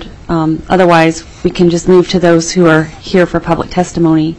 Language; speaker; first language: English; native; English